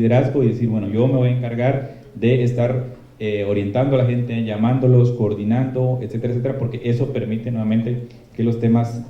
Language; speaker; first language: Spanish; native; Spanish